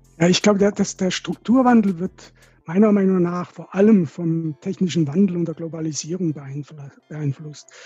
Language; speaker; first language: German; native; German